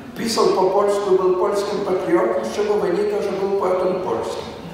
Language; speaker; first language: Polish; non-native, fluent; Lithuanian